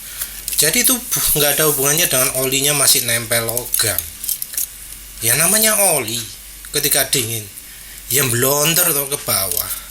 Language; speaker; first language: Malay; non-native, local second language; Javanese